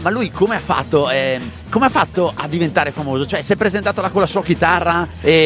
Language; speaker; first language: Italian; native; Italian